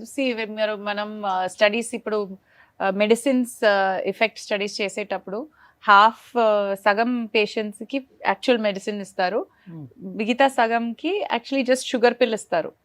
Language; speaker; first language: Telugu; non-native, learner; Malayalam